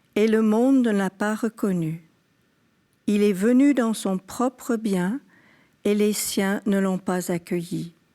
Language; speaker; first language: French; early bilingual, other home language; English